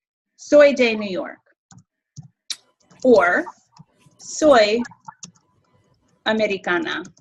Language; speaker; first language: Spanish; non-native, fluent; English